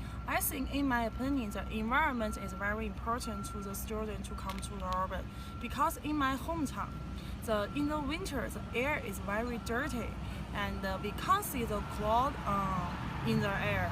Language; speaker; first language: English; non-native, learner; Chinese